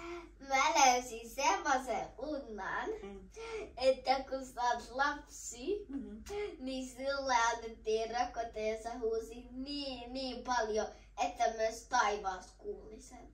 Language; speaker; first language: Finnish; early bilingual, other home language; Kinyarwanda